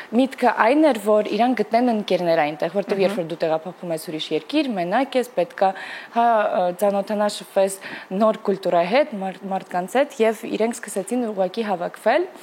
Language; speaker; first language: Armenian; early bilingual, heritage; Armenian